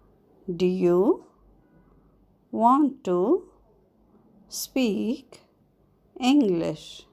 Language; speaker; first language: English; non-native, fluent; Arabic